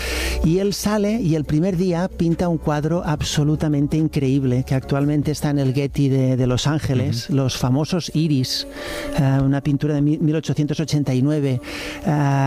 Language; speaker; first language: Spanish; native; Spanish